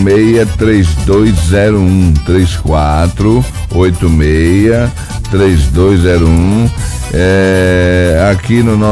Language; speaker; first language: Portuguese; native; Portuguese